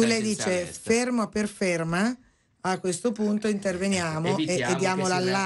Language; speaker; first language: Italian; native; Italian